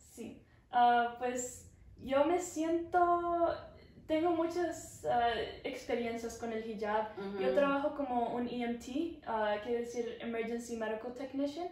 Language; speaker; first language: Spanish; early bilingual, heritage; Spanish